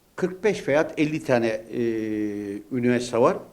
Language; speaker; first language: Turkish; native; Turkish